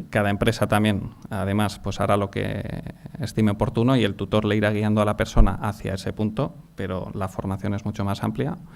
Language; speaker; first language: Spanish; native; Spanish